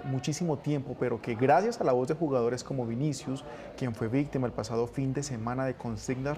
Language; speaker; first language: Spanish; native; Spanish